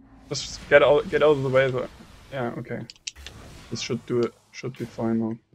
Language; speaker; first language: English; non-native, fluent; German